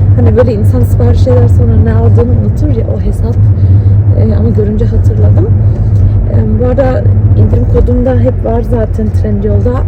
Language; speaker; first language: Turkish; early bilingual, other home language; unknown